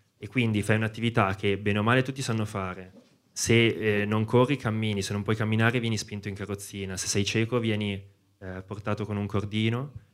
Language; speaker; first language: Italian; native; Italian